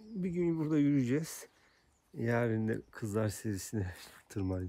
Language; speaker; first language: Turkish; native; Turkish